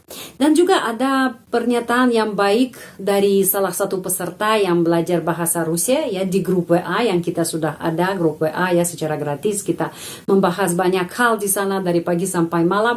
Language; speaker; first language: Indonesian; non-native, fluent; Russian